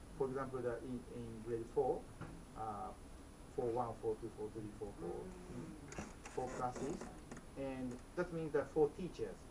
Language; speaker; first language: English; non-native, fluent; Japanese